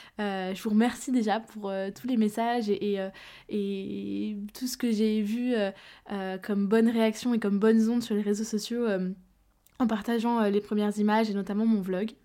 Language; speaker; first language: French; native; French